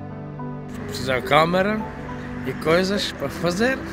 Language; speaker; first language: Portuguese; non-native, learner; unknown